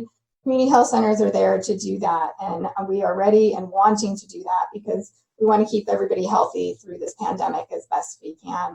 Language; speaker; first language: English; native; English